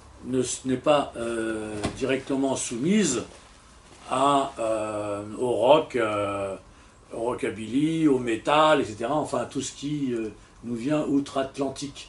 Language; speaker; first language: French; native; French